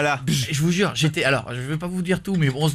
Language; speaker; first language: French; native; French